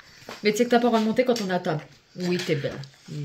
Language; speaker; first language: French; native; French